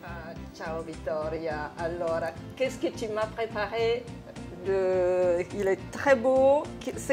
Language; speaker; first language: French; non-native, fluent; Italian